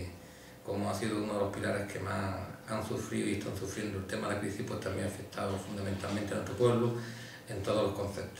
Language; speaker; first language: Spanish; native; Spanish